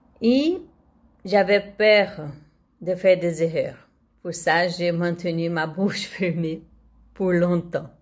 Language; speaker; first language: French; non-native, learner; Portuguese